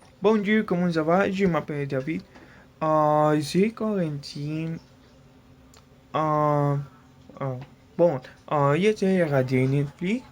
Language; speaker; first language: French; non-native, learner; Spanish